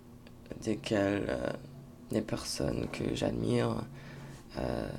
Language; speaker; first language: French; non-native, fluent; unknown